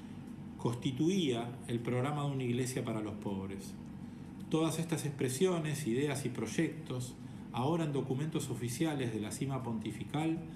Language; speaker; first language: Spanish; native; Spanish